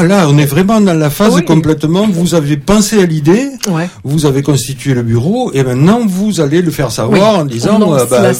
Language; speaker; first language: French; native; French